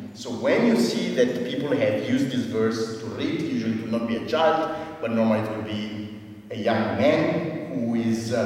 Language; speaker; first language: English; non-native, fluent; Italian